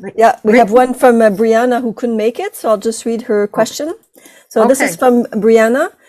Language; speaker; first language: English; non-native, fluent; Italian